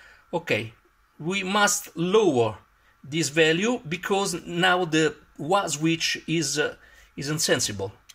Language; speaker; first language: English; non-native, learner; Italian